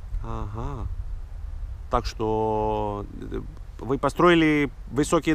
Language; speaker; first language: Russian; non-native, fluent; Greek